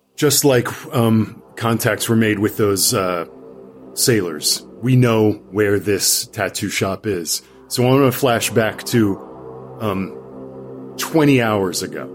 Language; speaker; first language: English; native; English